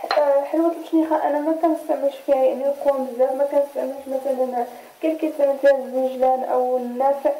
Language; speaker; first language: Arabic; native; Arabic